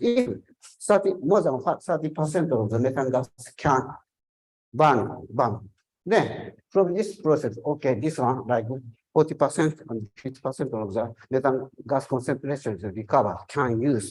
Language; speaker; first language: English; non-native, learner; Japanese